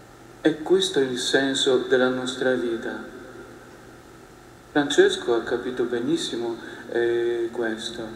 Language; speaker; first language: Italian; non-native, fluent; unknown